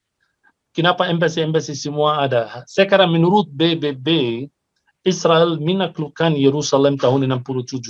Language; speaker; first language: Indonesian; non-native, fluent; Arabic